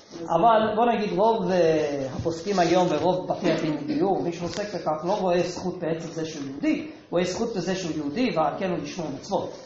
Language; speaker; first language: Hebrew; non-native, fluent; English